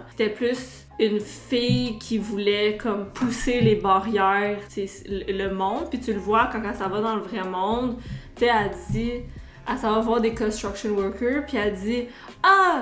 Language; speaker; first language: French; native; French